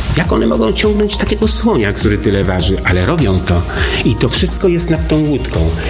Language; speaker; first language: Polish; native; Polish